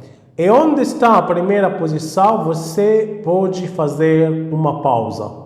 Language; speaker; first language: Portuguese; non-native, fluent; Arabic